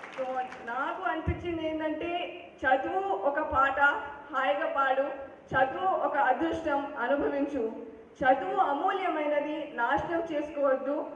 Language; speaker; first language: Telugu; non-native, local second language; Hindi